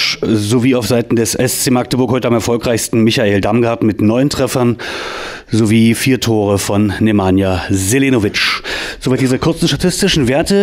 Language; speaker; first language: German; native; German